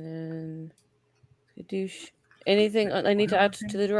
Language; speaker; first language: English; native; English